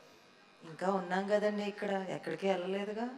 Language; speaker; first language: Telugu; native; Telugu